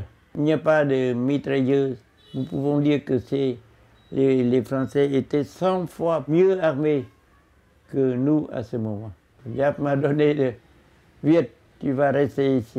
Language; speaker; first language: French; non-native, local second language; Vietnamese